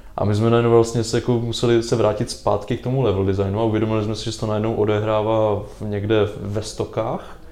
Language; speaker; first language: Czech; native; Czech